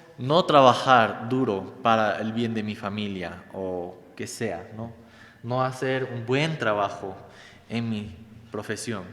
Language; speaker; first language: Spanish; non-native, fluent; English